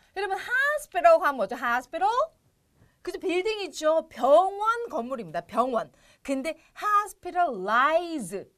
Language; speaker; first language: Korean; native; Korean